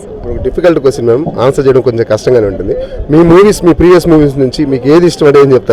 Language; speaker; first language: Telugu; native; Telugu